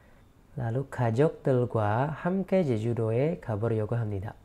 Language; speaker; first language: Korean; non-native, learner; Indonesian